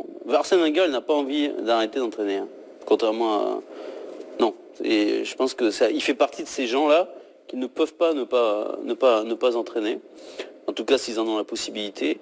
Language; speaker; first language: French; native; French